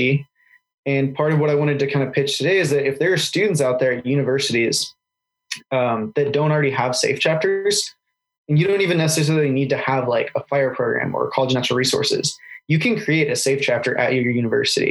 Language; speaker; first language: English; native; English